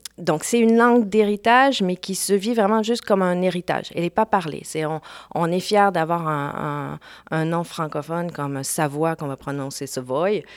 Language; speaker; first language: French; native; French